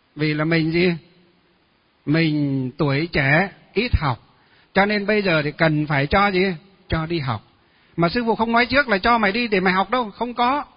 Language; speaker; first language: Vietnamese; non-native, local second language; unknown